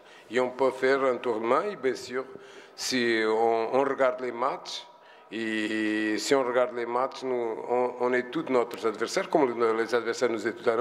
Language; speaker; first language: French; non-native, fluent; Portuguese